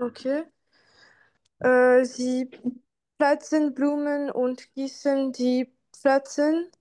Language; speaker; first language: German; non-native, learner; French